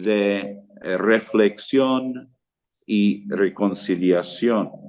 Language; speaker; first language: Spanish; non-native, fluent; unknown